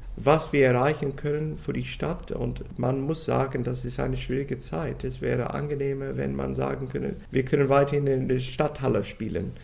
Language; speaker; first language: German; non-native, fluent; English